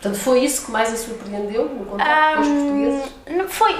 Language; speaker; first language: Portuguese; native; Portuguese